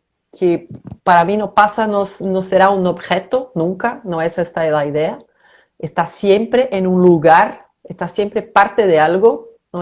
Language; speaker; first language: Spanish; non-native, fluent; Portuguese